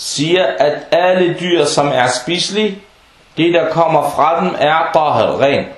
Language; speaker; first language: Danish; non-native, local second language; Arabic